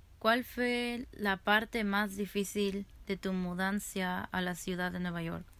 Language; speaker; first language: Spanish; early bilingual, heritage; Spanish